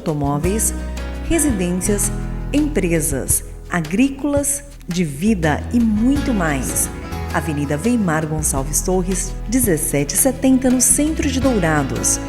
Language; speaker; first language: Portuguese; native; Portuguese